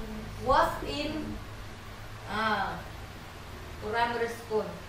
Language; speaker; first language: English; non-native, learner; Vietnamese